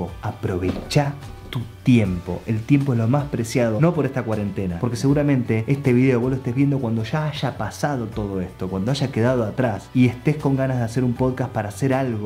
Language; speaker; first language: Spanish; native; Spanish